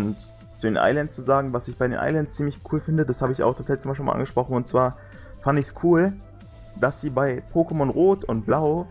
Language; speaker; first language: German; native; German